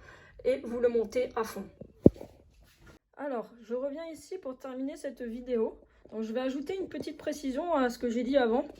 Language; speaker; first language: French; native; French